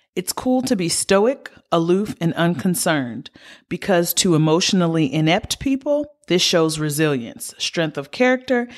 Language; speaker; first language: English; native; English